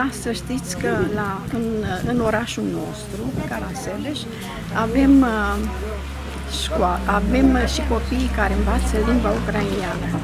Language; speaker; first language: Romanian; non-native, local second language; Ukrainian